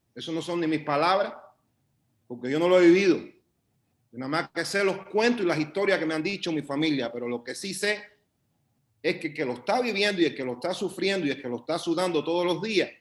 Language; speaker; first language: Spanish; early bilingual, heritage; Spanish